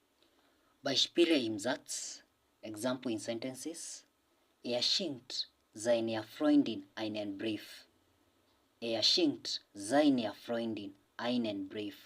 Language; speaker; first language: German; non-native, learner; English